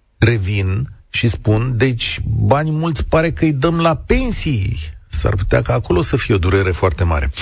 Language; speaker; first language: Romanian; native; Romanian